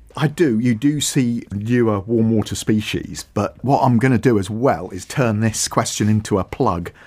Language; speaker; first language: English; native; English